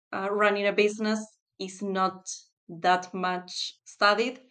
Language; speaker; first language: English; non-native, fluent; Spanish